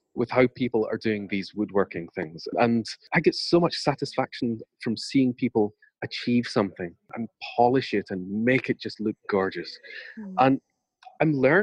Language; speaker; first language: English; native; English